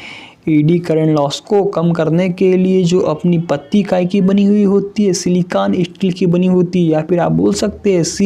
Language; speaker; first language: Hindi; native; Hindi